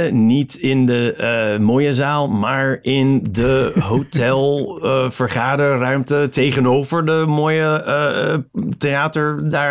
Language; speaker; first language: Dutch; non-native, fluent; English